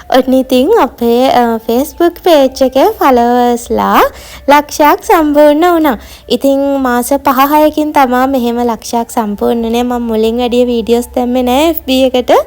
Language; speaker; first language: Sinhala; native; Sinhala